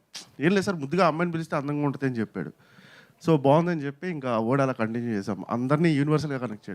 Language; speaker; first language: Telugu; native; Telugu